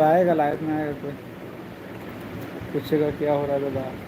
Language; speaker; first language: Hindi; non-native, local second language; Santali